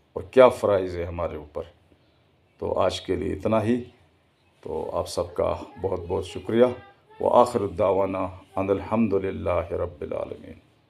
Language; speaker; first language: Urdu; native; Urdu